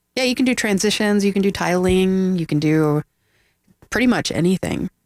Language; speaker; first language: English; native; English